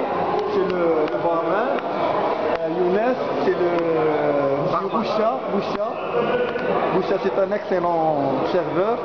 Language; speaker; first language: French; non-native, local second language; Arabic